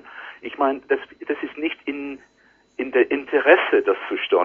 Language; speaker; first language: German; non-native, learner; English